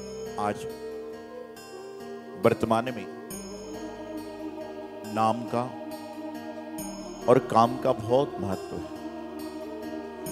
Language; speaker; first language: Hindi; native; Hindi